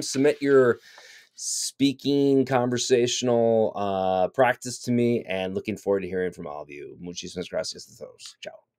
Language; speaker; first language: English; native; English